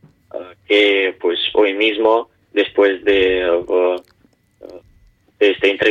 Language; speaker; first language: Spanish; non-native, learner; Ukrainian